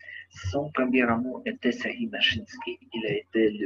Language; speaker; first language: French; non-native, learner; Ukrainian